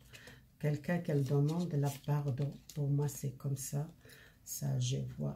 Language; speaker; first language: French; non-native, learner; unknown